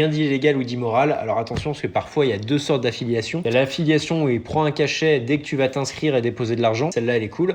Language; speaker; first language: French; native; French